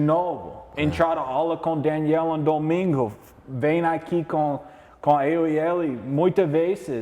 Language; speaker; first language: Portuguese; non-native, learner; English